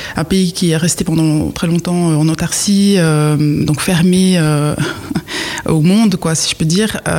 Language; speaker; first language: French; native; French